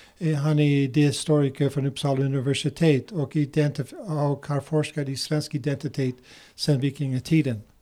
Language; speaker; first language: Swedish; non-native, fluent; English